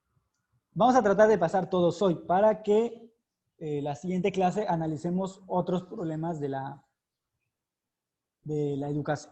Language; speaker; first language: Spanish; native; Spanish